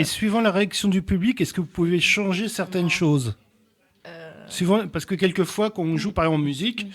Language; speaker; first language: French; native; French